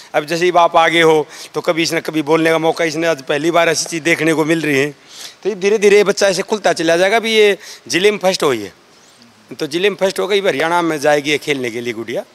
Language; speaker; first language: Hindi; native; Hindi